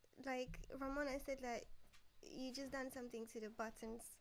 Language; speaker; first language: English; non-native, fluent; Romanian